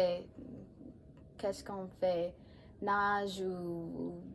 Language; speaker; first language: French; non-native, learner; English